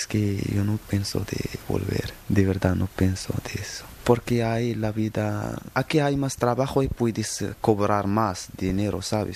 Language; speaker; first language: Spanish; non-native, learner; Arabic